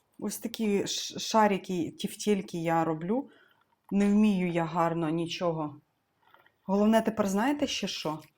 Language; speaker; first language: Ukrainian; non-native, local second language; Russian